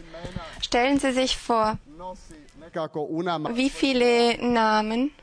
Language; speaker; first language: German; non-native, fluent; Croatian